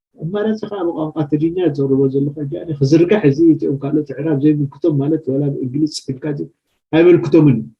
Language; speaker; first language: Tigrinya; native; Tigrinya